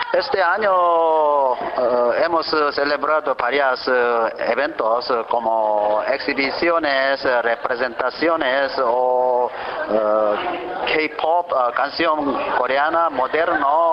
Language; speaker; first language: Spanish; non-native, learner; Korean